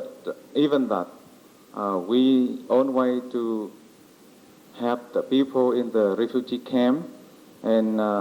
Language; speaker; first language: English; non-native, learner; Vietnamese